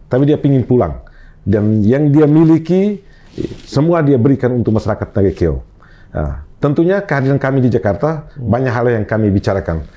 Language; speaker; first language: Indonesian; non-native, local second language; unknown